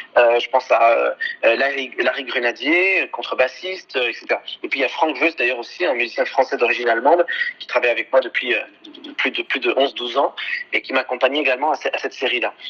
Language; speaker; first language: French; early bilingual, other home language; Arabic